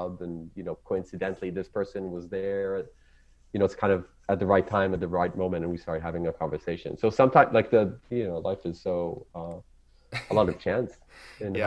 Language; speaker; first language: English; non-native, fluent; Hebrew